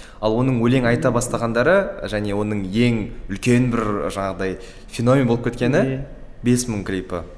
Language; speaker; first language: Kazakh; native; Kazakh